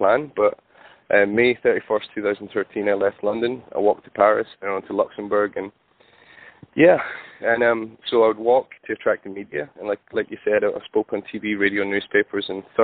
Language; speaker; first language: English; native; English